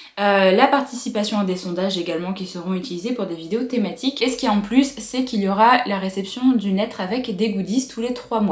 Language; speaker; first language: French; native; French